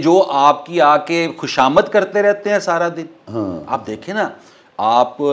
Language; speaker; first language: Urdu; non-native, local second language; Punjabi